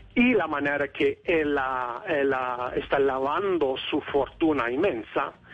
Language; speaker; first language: Spanish; non-native, fluent; English